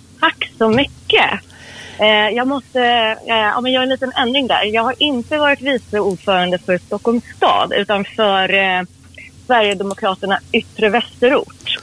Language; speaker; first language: Swedish; early bilingual, other home language; Persian